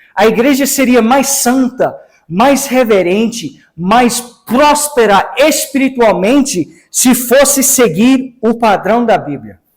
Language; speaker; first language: Portuguese; non-native, fluent; English